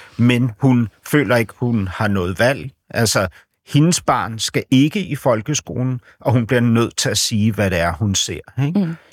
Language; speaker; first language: Danish; native; Danish